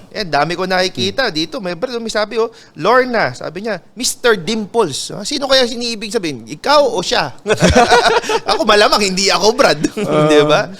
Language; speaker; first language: Filipino; native; Filipino